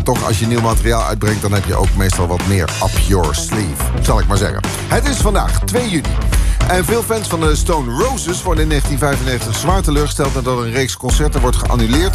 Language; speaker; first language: Dutch; native; Dutch